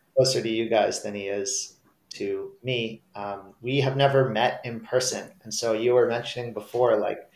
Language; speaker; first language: English; native; English